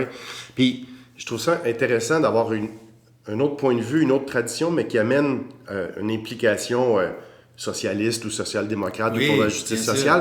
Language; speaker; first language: French; native; French